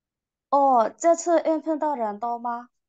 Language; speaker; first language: Chinese; non-native, learner; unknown